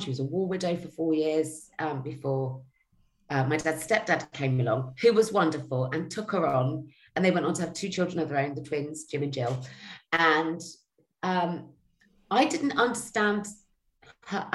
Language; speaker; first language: English; native; English